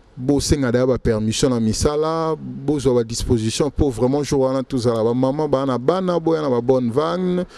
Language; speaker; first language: French; non-native, local second language; Lingala